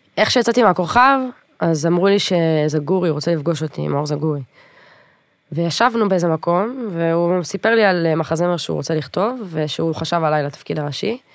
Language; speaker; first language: Hebrew; native; Hebrew